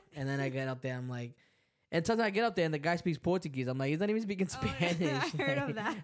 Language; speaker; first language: English; early bilingual, other home language; Spanish